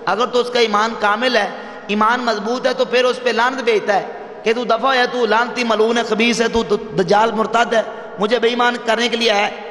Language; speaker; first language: Urdu; non-native, local second language; Punjabi